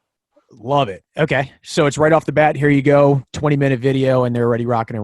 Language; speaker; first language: English; native; English